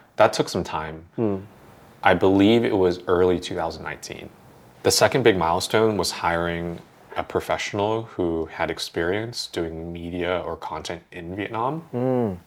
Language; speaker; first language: English; early bilingual, other home language; Vietnamese